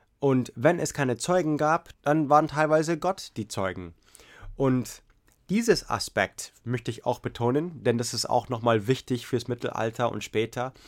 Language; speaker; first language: German; non-native, fluent; English